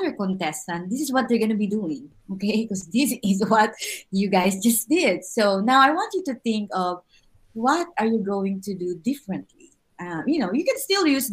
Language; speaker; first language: English; non-native, local second language; Filipino